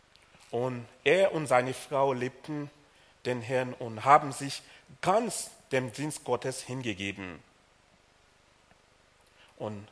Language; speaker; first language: German; non-native, fluent; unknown